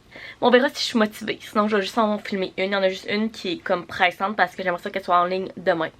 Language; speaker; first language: French; native; French